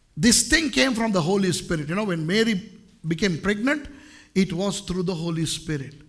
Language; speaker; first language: English; non-native, local second language; Tamil